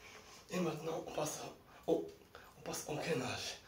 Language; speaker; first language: French; non-native, fluent; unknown